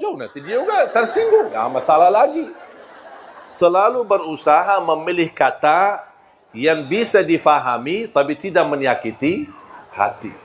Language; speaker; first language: Malay; non-native, fluent; Arabic